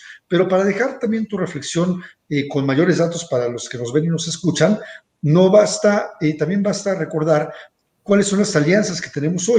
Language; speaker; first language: Spanish; native; Spanish